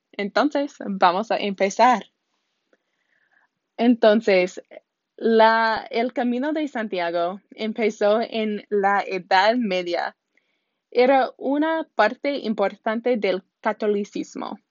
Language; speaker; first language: Spanish; non-native, learner; English